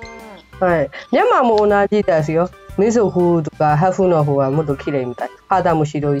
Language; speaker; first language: Japanese; non-native, fluent; Burmese